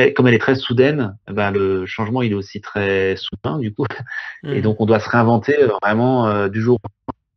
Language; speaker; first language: French; native; French